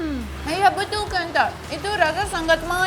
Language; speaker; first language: Indonesian; non-native, fluent; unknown